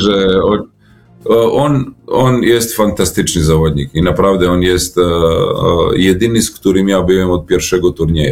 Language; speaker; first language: Polish; non-native, learner; Serbian